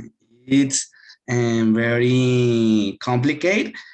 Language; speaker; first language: English; non-native, learner; Spanish